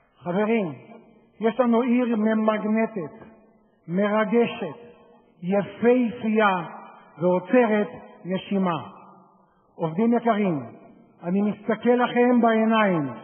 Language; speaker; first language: Hebrew; native; Hebrew